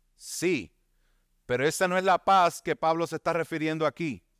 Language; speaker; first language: Spanish; native; Spanish